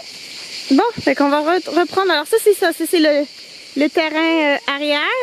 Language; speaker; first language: French; native; French